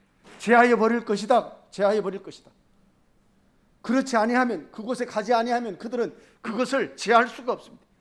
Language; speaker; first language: Korean; native; Korean